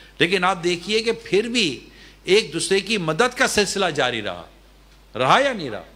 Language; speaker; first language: Urdu; native; Urdu